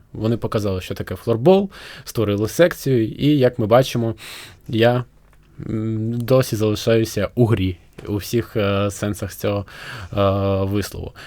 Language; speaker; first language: Ukrainian; non-native, local second language; Russian